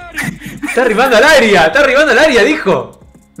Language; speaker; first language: Spanish; native; Spanish